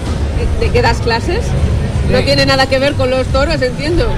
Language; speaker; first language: Spanish; native; Spanish